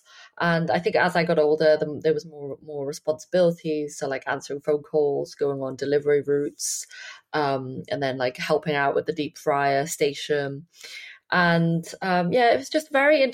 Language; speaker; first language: English; native; English